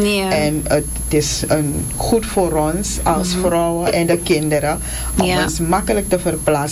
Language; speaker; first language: Dutch; non-native, local second language; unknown